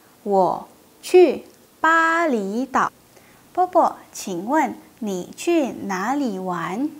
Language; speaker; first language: Chinese; non-native, fluent; Indonesian